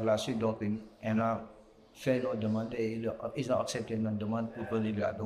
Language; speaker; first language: French; non-native, local second language; Wolof